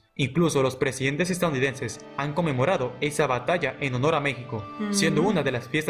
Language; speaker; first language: Spanish; native; Spanish